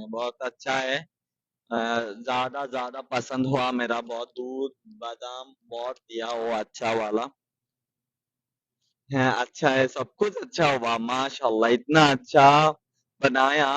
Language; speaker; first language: Hindi; non-native, learner; Bangla